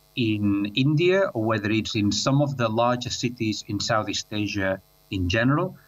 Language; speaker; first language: English; non-native, fluent; Catalan